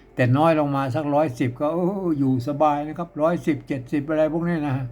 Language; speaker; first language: Thai; native; Thai